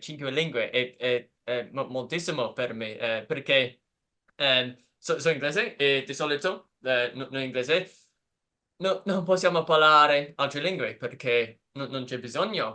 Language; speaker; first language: Italian; non-native, learner; English